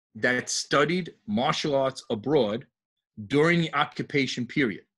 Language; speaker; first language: English; native; English